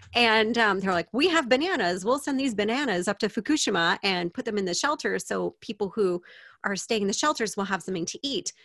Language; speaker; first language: English; native; English